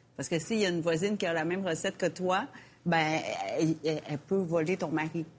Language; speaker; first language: French; early bilingual, other home language; Vietnamese